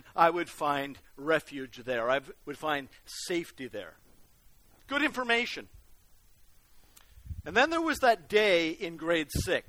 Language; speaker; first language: English; native; English